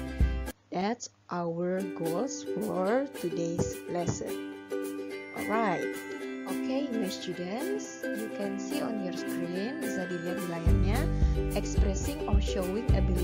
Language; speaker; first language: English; non-native, fluent; Indonesian